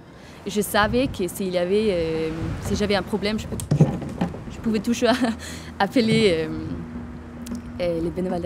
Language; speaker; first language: French; non-native, fluent; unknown